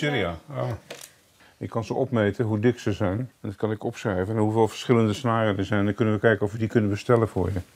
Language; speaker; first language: Dutch; native; Dutch